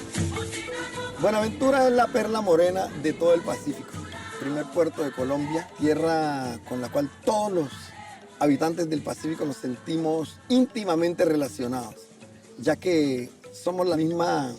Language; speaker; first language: Spanish; native; Spanish